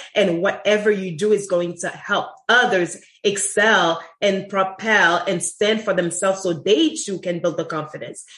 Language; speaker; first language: English; non-native, fluent; Haitian Creole